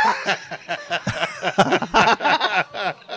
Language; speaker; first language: English; native; English